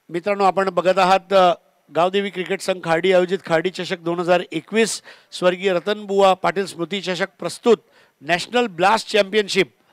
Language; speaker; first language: Marathi; native; Marathi